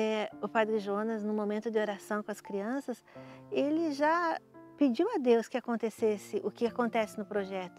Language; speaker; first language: Portuguese; native; Portuguese